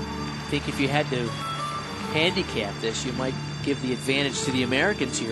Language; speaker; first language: English; native; English